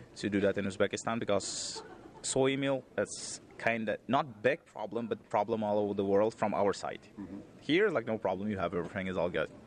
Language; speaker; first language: English; non-native, fluent; Uzbek